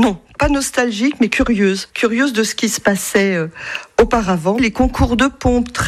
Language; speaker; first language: French; native; French